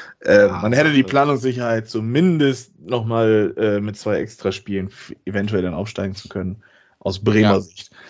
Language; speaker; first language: German; native; German